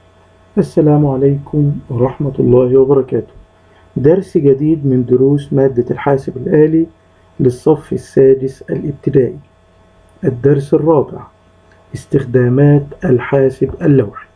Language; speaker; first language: Arabic; native; Arabic